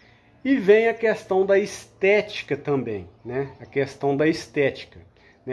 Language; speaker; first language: Portuguese; native; Portuguese